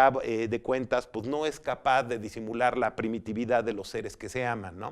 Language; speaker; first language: Spanish; native; Spanish